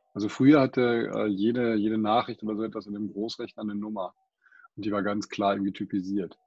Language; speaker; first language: German; non-native, fluent; English